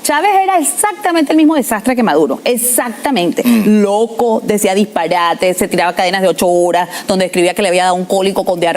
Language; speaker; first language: Spanish; native; Spanish